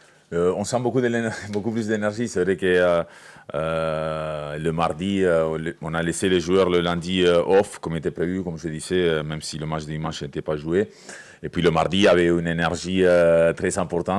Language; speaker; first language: French; native; French